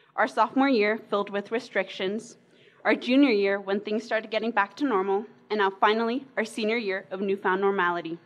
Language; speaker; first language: English; early bilingual, other home language; Spanish